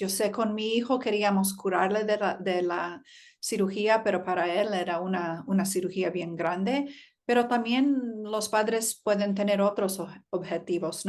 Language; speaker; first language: Spanish; early bilingual, heritage; Spanish